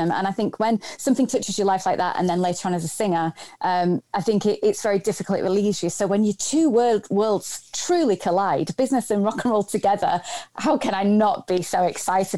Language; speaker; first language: English; native; English